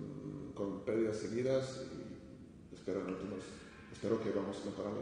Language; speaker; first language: Spanish; non-native, fluent; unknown